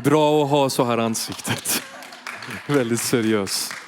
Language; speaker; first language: Swedish; non-native, fluent; Persian